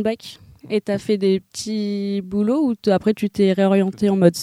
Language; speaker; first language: French; native; French